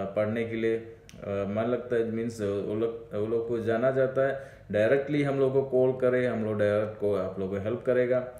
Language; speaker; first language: Hindi; non-native, local second language; Malayalam